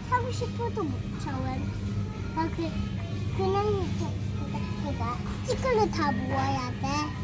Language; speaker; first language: Korean; early bilingual, heritage; Korean